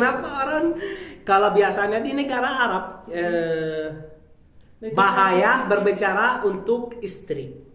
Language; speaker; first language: Indonesian; non-native, learner; Arabic